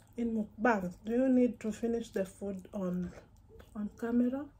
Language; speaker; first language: English; non-native, local second language; Gusii